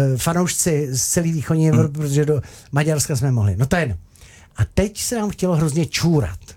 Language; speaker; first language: Czech; native; Czech